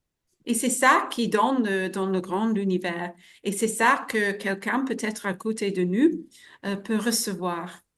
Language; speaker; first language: French; non-native, fluent; English